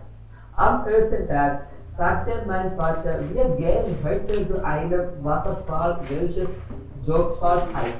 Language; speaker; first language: German; non-native, learner; Kannada